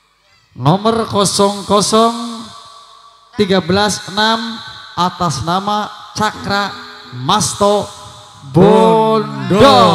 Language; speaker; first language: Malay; non-native, local second language; Javanese